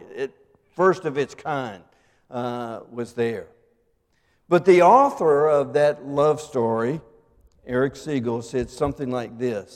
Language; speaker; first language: English; native; English